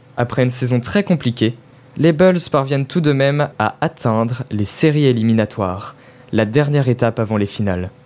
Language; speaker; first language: French; native; French